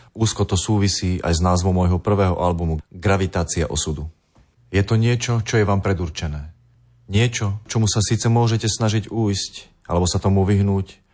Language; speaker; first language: Slovak; native; Slovak